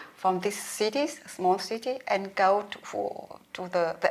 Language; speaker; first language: English; non-native, learner; Vietnamese